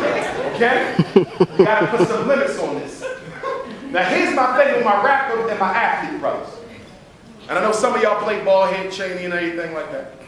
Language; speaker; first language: English; native; English